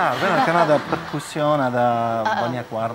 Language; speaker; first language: Indonesian; non-native, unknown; Italian